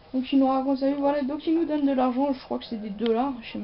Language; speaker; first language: French; native; French